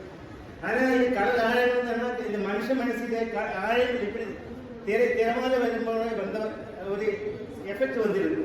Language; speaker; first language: Tamil; non-native, learner; Malayalam